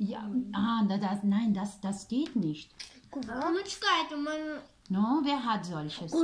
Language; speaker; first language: German; non-native, fluent; Ukrainian